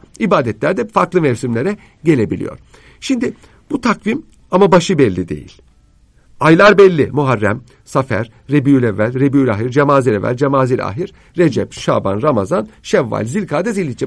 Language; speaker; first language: Turkish; native; Turkish